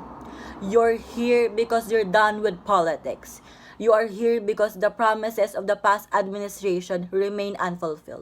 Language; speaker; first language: English; non-native, local second language; Filipino